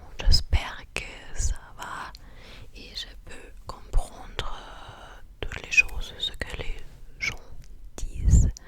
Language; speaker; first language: French; non-native, learner; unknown